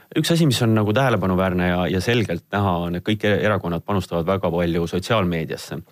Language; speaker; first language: Estonian; native; Estonian